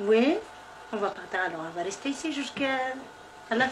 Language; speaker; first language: French; non-native, local second language; Kabyle